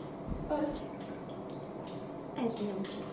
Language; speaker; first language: Hungarian; non-native, learner; Indonesian